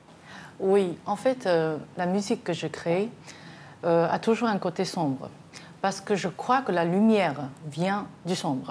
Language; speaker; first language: French; non-native, fluent; Chinese